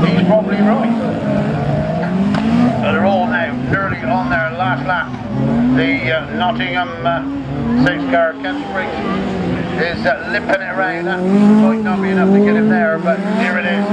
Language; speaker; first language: English; native; English